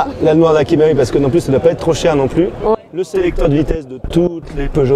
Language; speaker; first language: French; native; French